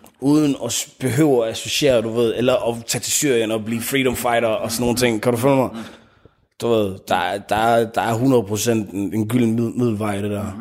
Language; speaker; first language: Danish; early bilingual, other home language; Tigrinya